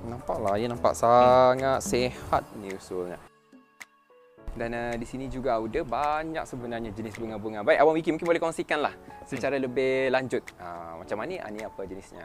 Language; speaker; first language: Malay; native; Malay